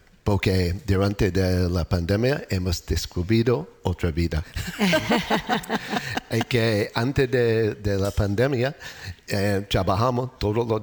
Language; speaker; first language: Spanish; non-native, learner; English